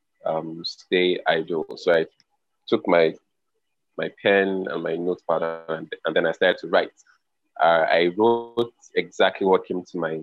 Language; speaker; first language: English; non-native, local second language; Igbo